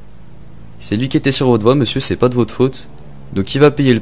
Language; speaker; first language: French; native; French